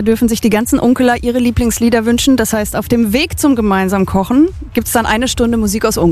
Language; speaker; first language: German; native; German